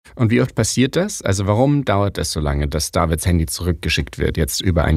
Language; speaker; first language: German; native; German